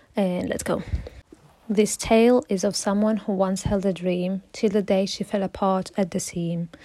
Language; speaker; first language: English; non-native, fluent; Italian